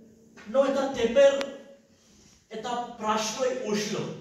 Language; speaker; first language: Russian; non-native, learner; Sinhala